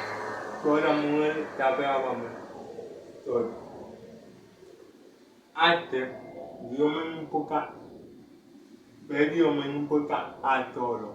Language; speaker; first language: Spanish; non-native, learner; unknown